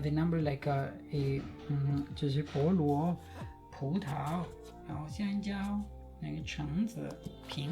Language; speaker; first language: Chinese; non-native, fluent; Spanish